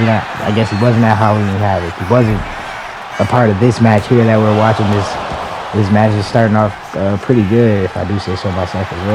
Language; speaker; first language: English; native; English